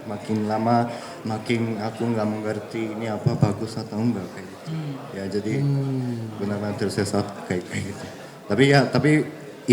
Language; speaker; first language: Indonesian; early bilingual, heritage; Japanese